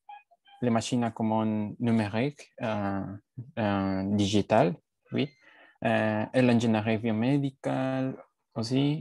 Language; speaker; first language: French; non-native, learner; Spanish